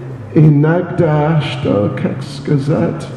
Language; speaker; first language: Russian; non-native, learner; English